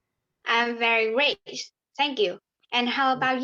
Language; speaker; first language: English; non-native, learner; Vietnamese